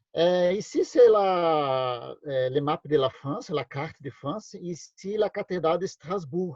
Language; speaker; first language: French; non-native, learner; Portuguese